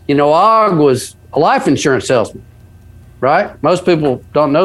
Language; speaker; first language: English; native; English